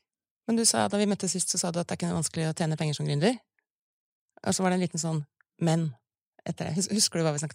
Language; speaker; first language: Norwegian; native; Norwegian